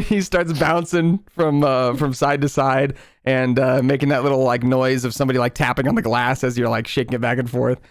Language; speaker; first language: English; native; English